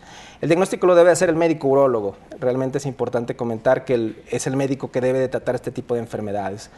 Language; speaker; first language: Spanish; native; Spanish